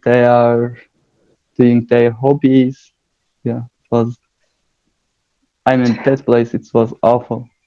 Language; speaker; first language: English; non-native, learner; Turkish